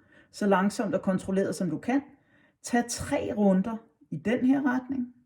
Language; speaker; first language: Danish; native; Danish